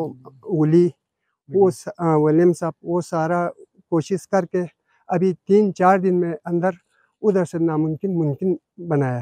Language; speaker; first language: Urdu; non-native, local second language; Balti